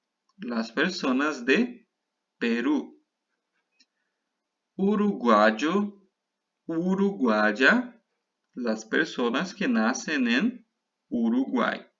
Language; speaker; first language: Spanish; non-native, fluent; Portuguese